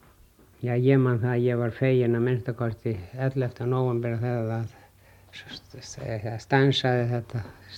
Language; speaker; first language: Icelandic; early bilingual, heritage; Icelandic